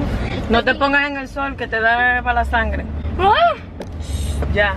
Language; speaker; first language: Spanish; native; Spanish